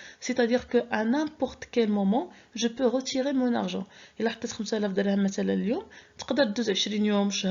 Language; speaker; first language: French; non-native, local second language; Arabic